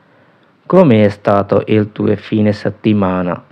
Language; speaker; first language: Italian; non-native, fluent; Urdu